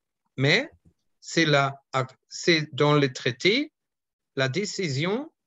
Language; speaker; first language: French; non-native, fluent; German